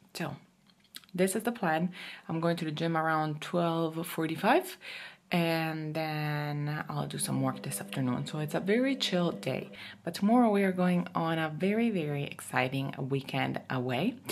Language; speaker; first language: English; non-native, fluent; Italian